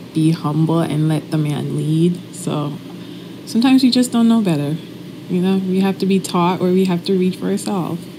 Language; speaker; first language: English; native; English